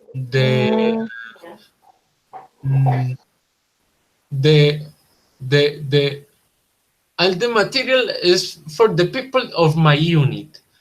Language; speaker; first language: English; non-native, learner; Spanish